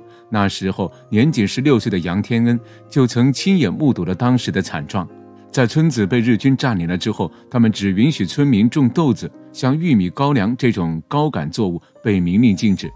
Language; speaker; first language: Chinese; native; Chinese